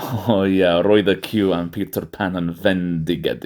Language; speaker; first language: Welsh; non-native, fluent; English